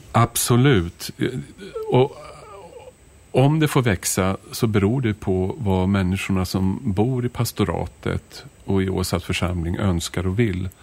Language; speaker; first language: Swedish; native; Swedish